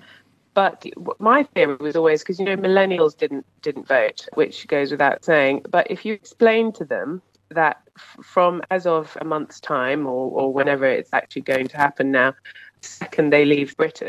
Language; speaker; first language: English; native; English